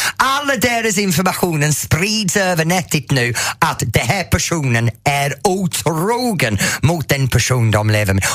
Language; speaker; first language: Swedish; non-native, fluent; English